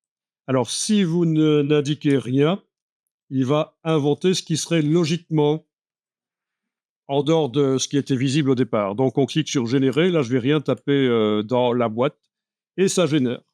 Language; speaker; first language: French; native; French